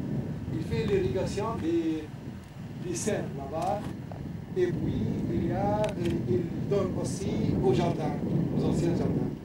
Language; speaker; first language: French; non-native, local second language; Arabic